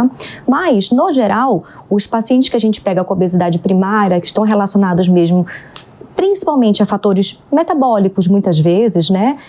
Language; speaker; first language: Portuguese; native; Portuguese